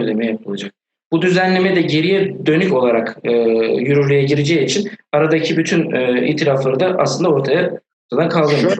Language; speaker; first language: Turkish; native; Turkish